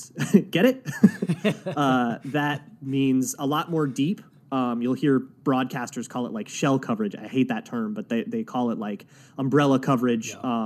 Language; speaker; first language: English; native; English